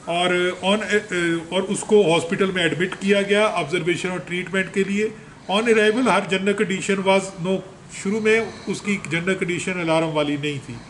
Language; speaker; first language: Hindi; non-native, local second language; Punjabi